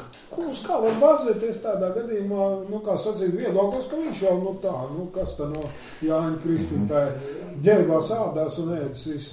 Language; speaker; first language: Latvian; native; Latvian